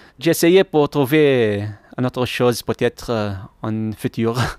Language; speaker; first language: French; non-native, learner; Arabic